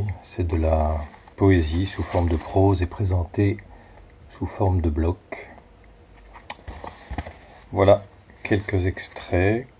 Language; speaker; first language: French; native; French